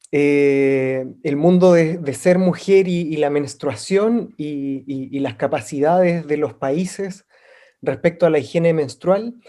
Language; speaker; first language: Spanish; native; Spanish